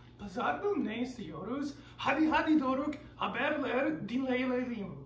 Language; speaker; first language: Turkish; non-native, learner; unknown